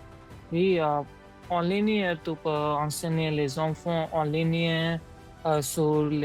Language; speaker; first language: French; non-native, learner; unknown